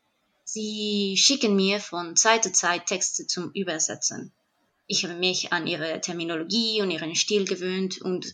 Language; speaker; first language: German; non-native, fluent; Spanish